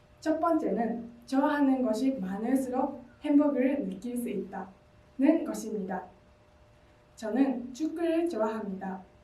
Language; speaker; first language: Korean; non-native, learner; Japanese